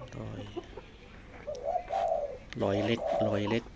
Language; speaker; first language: Thai; native; Thai